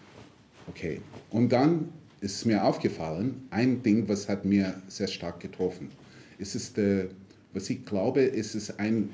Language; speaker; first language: German; non-native, fluent; English